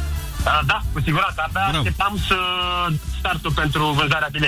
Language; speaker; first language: Romanian; native; Romanian